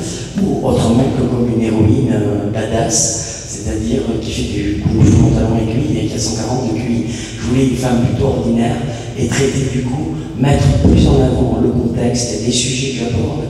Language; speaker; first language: French; native; French